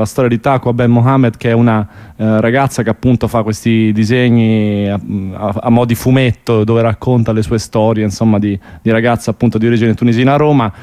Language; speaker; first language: Italian; native; Italian